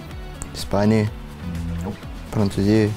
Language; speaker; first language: Lithuanian; native; Lithuanian